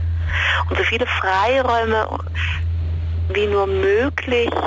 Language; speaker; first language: German; native; German